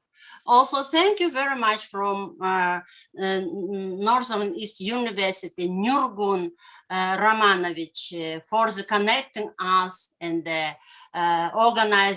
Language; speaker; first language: English; non-native, learner; Russian